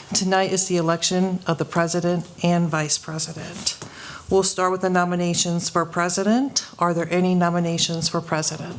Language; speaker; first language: English; native; English